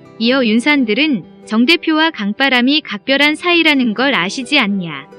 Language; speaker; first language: Korean; native; Korean